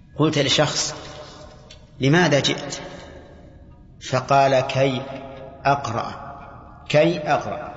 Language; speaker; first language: Arabic; native; Arabic